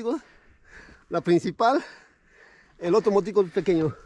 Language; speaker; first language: Spanish; native; Spanish